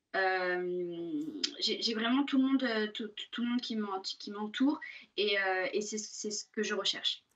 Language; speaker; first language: French; native; French